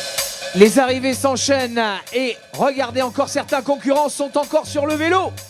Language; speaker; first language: French; native; French